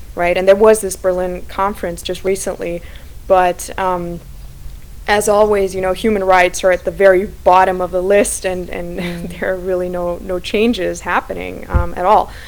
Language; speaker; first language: English; non-native, fluent; Slovak